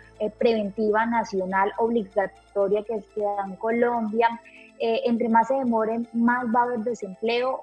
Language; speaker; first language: Spanish; native; Spanish